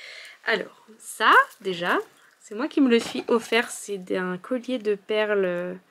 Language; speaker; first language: French; native; French